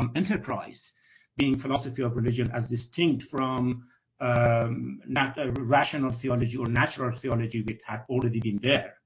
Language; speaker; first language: English; non-native, fluent; Persian